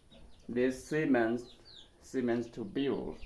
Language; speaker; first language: English; non-native, learner; Hmong